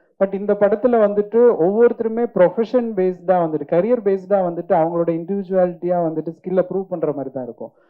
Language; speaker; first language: Tamil; non-native, fluent; Malayalam